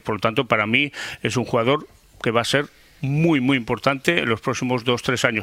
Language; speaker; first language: Spanish; native; Spanish